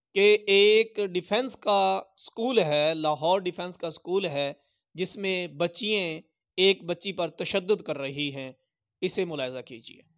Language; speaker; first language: Urdu; non-native, local second language; Punjabi